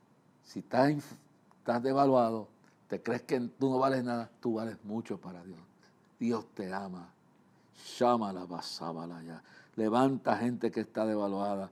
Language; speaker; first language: Spanish; native; Spanish